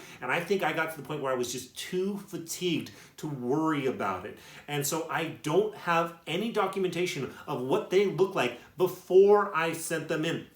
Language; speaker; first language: English; native; English